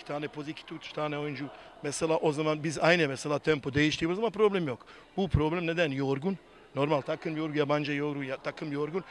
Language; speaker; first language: Turkish; non-native, learner; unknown